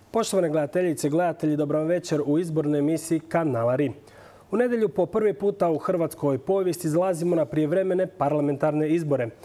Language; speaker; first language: Croatian; native; Croatian